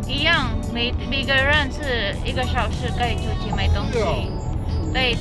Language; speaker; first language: Chinese; non-native, learner; Filipino